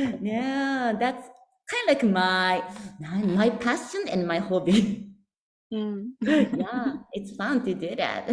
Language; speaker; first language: English; non-native, learner; Japanese